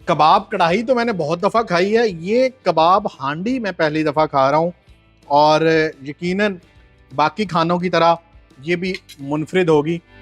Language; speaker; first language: Urdu; native; Urdu